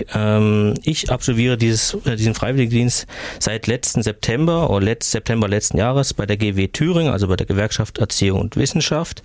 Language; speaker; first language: German; native; German